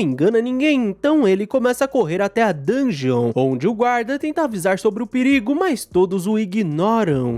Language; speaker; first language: Portuguese; native; Portuguese